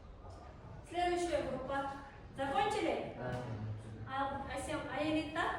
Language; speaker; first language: Russian; non-native, local second language; Kyrgyz